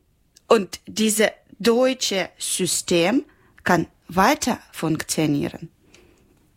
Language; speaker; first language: German; non-native, learner; Ukrainian